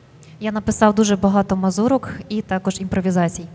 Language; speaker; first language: Ukrainian; native; Ukrainian